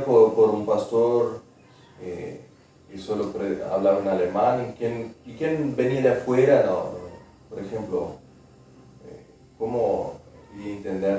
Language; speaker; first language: Spanish; non-native, fluent; Portuguese